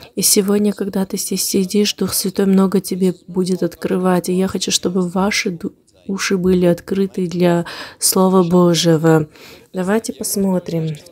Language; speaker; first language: Russian; non-native, local second language; Armenian